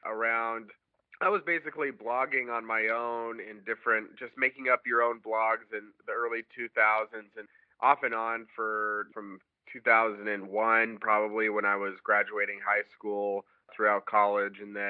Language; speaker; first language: English; native; English